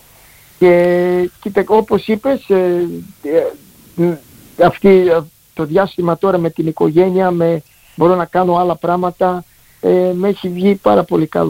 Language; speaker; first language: Greek; early bilingual, heritage; Greek